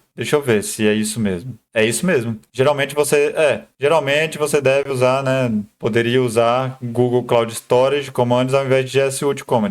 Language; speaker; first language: Portuguese; native; Portuguese